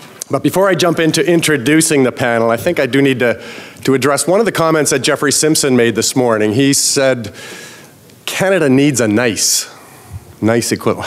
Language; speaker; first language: English; native; English